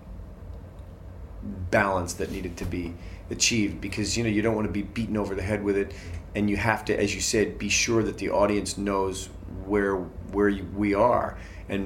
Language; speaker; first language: English; native; English